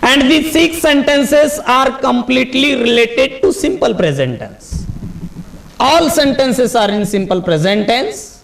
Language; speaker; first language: English; non-native, local second language; Marathi